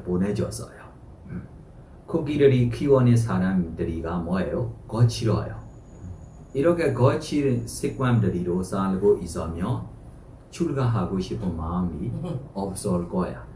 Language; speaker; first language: Korean; non-native, fluent; Burmese